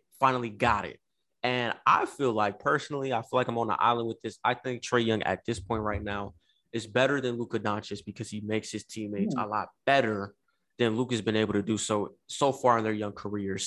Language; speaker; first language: English; native; English